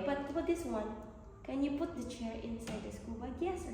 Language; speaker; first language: English; non-native, learner; Vietnamese